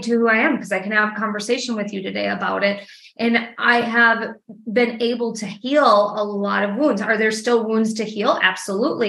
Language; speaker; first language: English; native; English